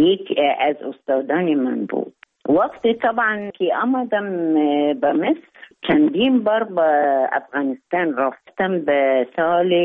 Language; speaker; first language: Persian; non-native, learner; Arabic